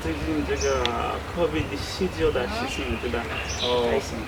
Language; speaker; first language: Chinese; non-native, learner; Swahili